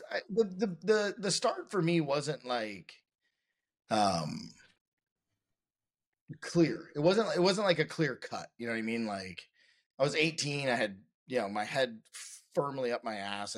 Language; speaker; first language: English; native; English